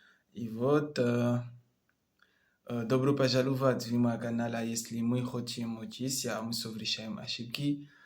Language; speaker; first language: Russian; non-native, learner; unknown